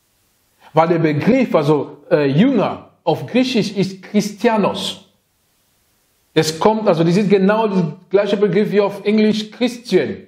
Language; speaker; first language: German; non-native, fluent; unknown